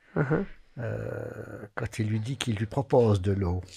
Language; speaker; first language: French; native; French